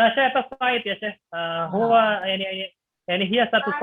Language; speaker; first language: Arabic; non-native, fluent; Indonesian